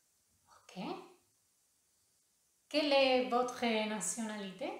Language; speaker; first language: French; non-native, learner; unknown